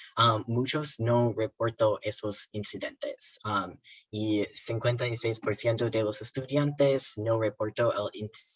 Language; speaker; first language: Spanish; non-native, learner; English